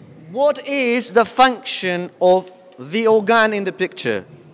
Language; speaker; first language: English; non-native, fluent; Central Kurdish